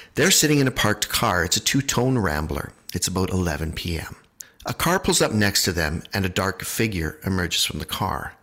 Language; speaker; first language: English; native; English